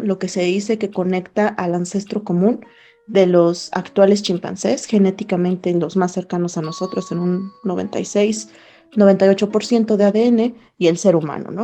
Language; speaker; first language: Spanish; native; Spanish